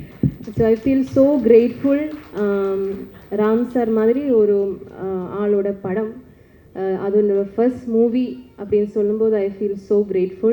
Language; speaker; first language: Tamil; non-native, learner; Malayalam